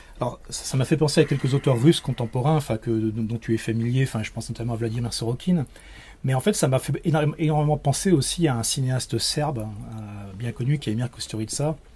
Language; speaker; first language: French; native; French